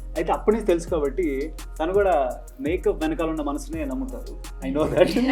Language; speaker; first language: Telugu; native; Telugu